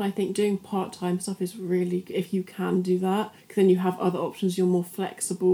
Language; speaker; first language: English; native; English